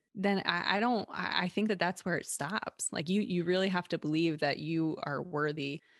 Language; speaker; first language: English; native; English